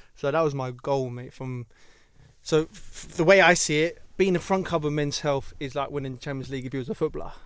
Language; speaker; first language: English; native; English